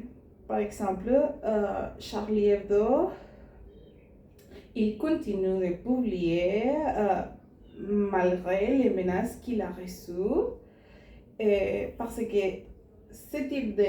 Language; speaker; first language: French; non-native, learner; Spanish